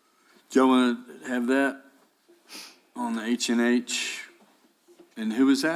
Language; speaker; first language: English; native; English